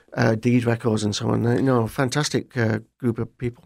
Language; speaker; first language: English; native; English